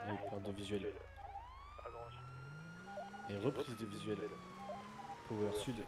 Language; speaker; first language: French; native; French